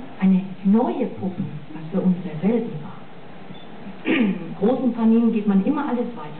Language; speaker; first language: German; non-native, fluent; English